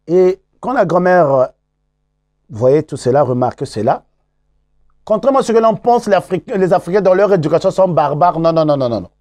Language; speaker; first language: French; non-native, local second language; Kongo